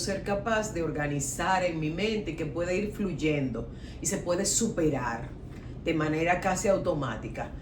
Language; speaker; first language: Spanish; native; Spanish